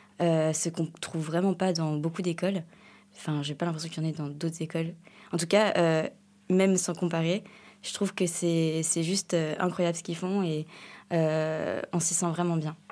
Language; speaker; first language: French; native; French